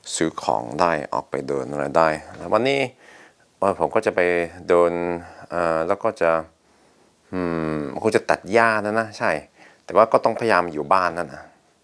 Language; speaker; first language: Thai; non-native, fluent; Norwegian